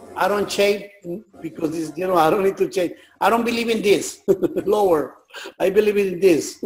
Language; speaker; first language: English; non-native, learner; Spanish